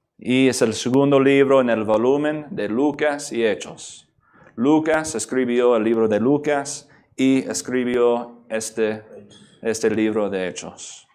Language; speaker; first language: Spanish; non-native, fluent; English